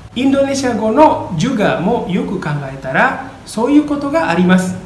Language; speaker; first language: Japanese; non-native, fluent; Indonesian